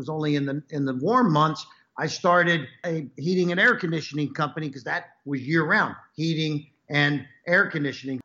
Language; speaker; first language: English; native; English